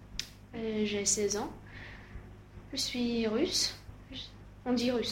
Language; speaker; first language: French; non-native, learner; Russian